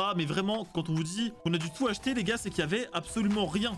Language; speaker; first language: French; native; French